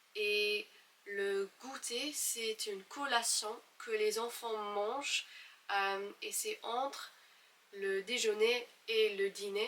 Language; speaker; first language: French; non-native, fluent; English